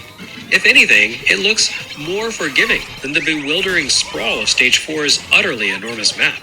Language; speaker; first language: English; native; English